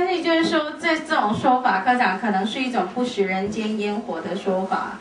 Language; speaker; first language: Chinese; native; Chinese